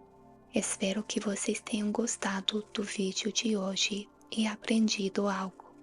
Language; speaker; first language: Portuguese; non-native, fluent; English